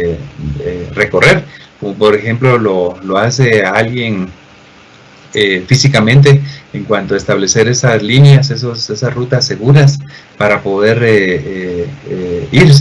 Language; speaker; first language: Spanish; native; Spanish